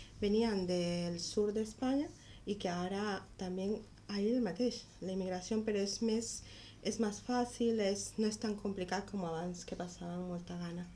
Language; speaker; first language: Catalan; non-native, learner; Spanish